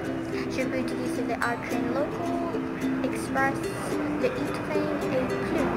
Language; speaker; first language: French; non-native, learner; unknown